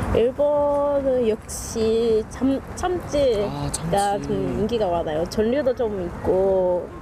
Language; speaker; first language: Korean; non-native, fluent; Japanese